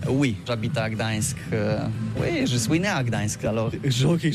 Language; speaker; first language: French; non-native, learner; Polish